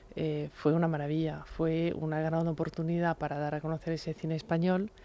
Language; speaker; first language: Spanish; non-native, fluent; French